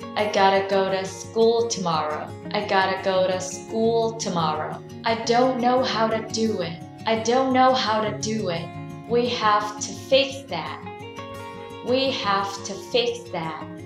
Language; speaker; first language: English; non-native, fluent; Vietnamese